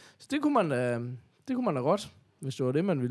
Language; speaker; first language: Danish; native; Danish